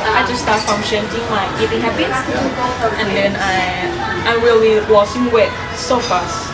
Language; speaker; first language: English; non-native, learner; Thai